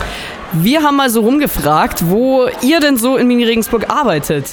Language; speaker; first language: German; native; German